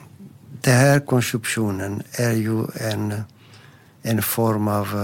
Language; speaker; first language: Swedish; non-native, fluent; Greek